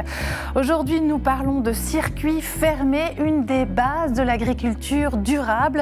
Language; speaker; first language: French; native; French